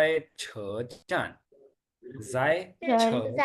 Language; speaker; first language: Chinese; non-native, fluent; Urdu